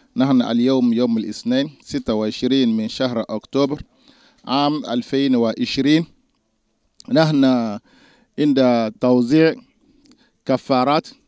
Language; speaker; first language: Arabic; non-native, fluent; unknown